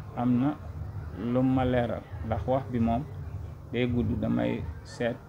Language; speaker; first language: Wolof; non-native, local second language; Jola-Fonyi